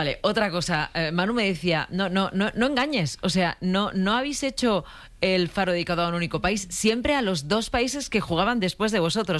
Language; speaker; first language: Spanish; native; Spanish